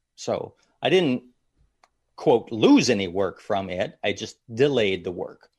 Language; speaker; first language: English; native; English